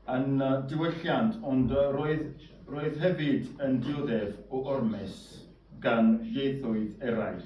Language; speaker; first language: Welsh; non-native, fluent; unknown